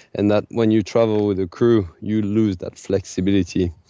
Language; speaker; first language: English; non-native, fluent; French